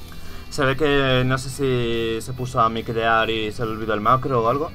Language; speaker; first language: Spanish; native; Spanish